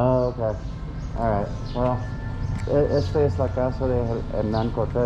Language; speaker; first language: Spanish; non-native, learner; English